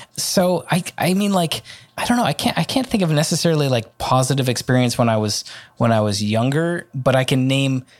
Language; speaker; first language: English; native; English